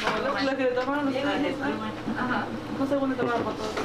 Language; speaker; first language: Spanish; native; Spanish